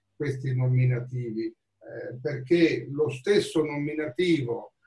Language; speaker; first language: Italian; native; Italian